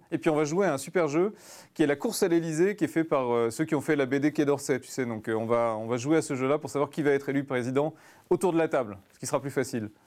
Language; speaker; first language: French; native; French